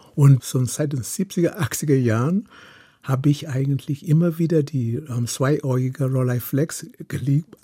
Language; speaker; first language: German; non-native, fluent; Yoruba